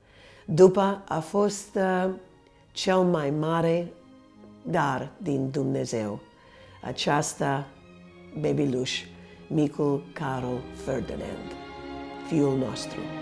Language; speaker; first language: Romanian; early bilingual, heritage; Romanian